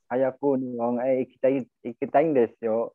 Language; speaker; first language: Japanese; non-native, learner; Indonesian